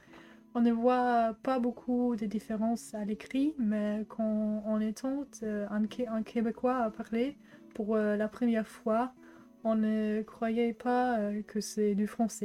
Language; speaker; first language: French; non-native, fluent; German